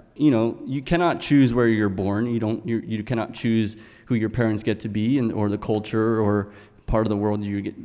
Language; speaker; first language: English; native; English